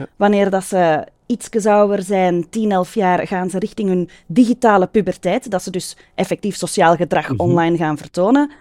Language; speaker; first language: Dutch; native; Dutch